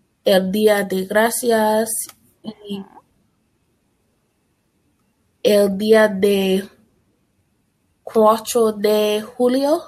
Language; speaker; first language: Spanish; non-native, learner; English